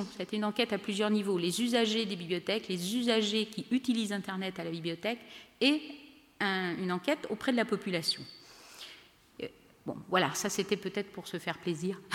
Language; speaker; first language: French; native; French